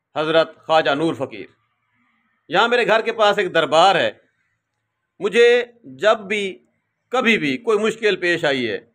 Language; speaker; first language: Urdu; non-native, local second language; Saraiki